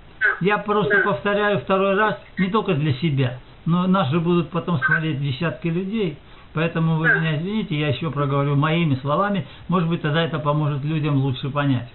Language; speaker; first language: Russian; native; Russian